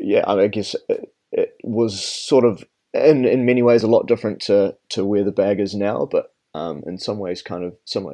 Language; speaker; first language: English; native; English